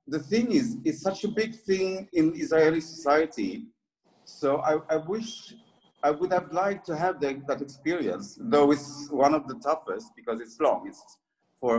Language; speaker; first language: English; early bilingual, other home language; French